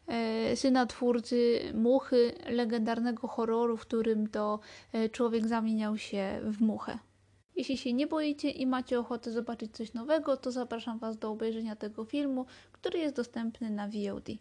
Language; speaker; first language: Polish; native; Polish